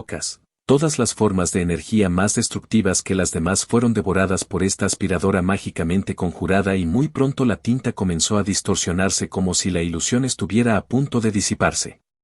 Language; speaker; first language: Spanish; native; Spanish